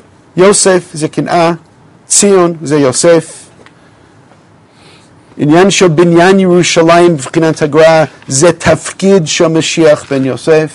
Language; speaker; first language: Hebrew; non-native, fluent; English